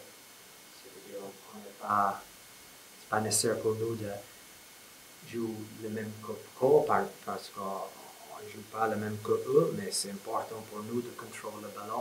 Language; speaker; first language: French; non-native, fluent; English